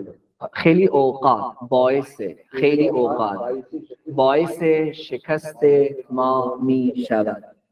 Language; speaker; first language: Persian; non-native, fluent; Urdu